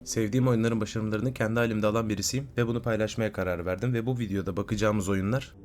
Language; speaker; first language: Turkish; native; Turkish